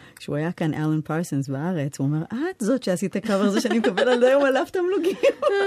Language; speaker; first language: Hebrew; early bilingual, heritage; Hebrew